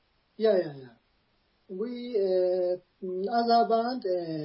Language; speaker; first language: English; non-native, learner; Japanese